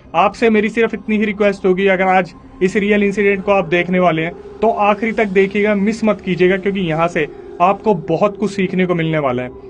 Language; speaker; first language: Hindi; native; Hindi